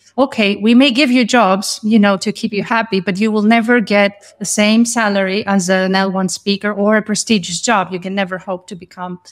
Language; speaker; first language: English; non-native, fluent; Greek